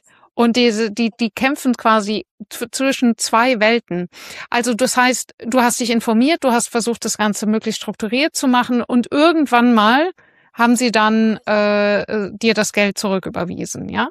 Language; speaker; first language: German; native; German